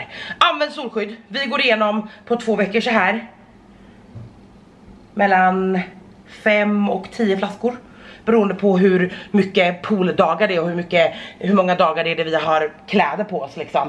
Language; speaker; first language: Swedish; native; Swedish